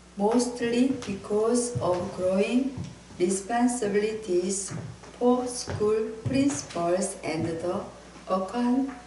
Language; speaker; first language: English; non-native, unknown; Korean